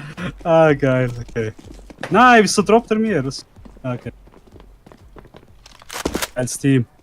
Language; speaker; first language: German; native; German